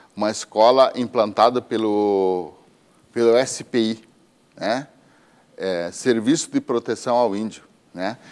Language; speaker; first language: Portuguese; native; Portuguese